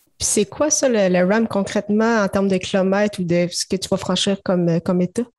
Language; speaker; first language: French; native; French